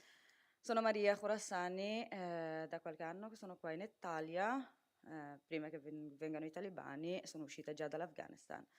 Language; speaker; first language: Italian; non-native, fluent; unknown